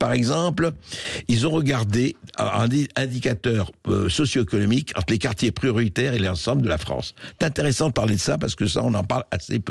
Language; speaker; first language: French; native; French